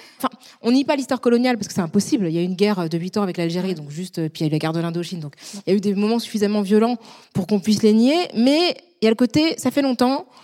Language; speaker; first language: French; native; French